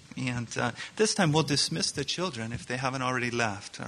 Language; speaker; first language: English; native; English